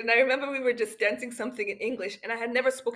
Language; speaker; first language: English; non-native, local second language; Kinyarwanda